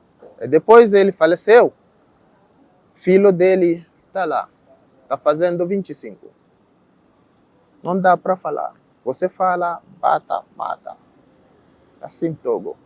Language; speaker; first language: Portuguese; non-native, learner; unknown